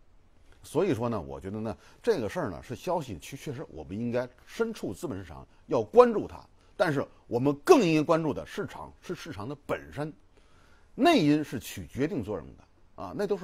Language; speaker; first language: Chinese; native; Chinese